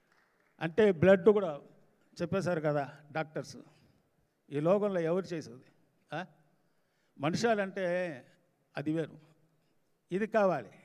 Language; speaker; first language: Telugu; non-native, learner; Tamil